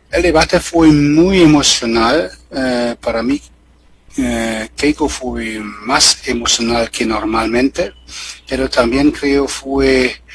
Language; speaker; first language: Spanish; non-native, fluent; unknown